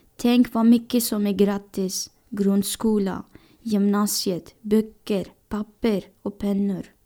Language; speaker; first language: Swedish; non-native, fluent; Persian